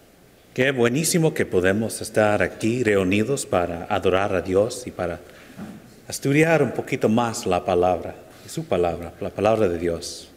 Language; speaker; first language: Spanish; non-native, fluent; English